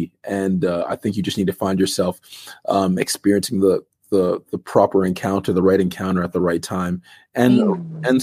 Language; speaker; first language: English; native; English